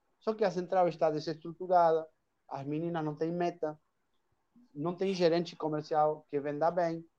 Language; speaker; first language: Portuguese; non-native, fluent; Spanish